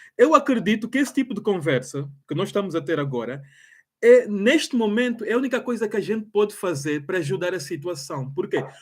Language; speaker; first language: Portuguese; native; Portuguese